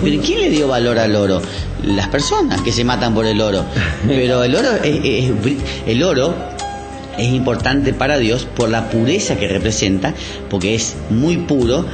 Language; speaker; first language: Spanish; native; Spanish